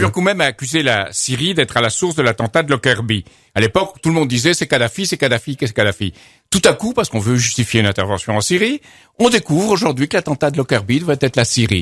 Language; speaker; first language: French; native; French